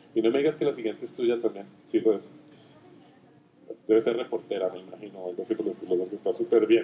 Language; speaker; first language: Spanish; native; Spanish